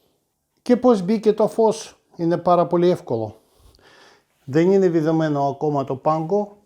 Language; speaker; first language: Greek; non-native, fluent; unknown